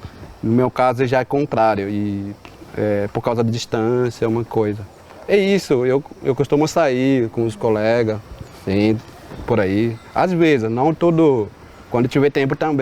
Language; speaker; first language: Portuguese; non-native, local second language; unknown